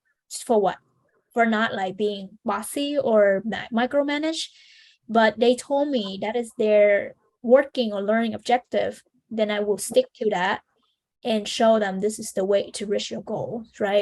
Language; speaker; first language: English; non-native, fluent; Vietnamese